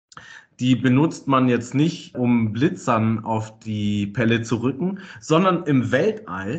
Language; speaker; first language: German; native; German